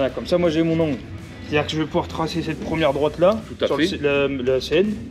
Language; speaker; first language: French; native; French